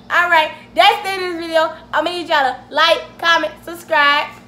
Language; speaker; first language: English; native; English